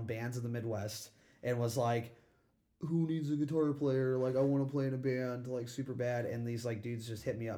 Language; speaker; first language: English; native; English